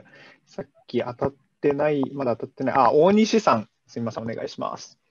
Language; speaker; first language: Japanese; native; Japanese